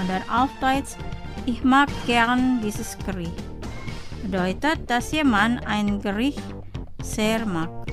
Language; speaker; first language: German; non-native, fluent; Indonesian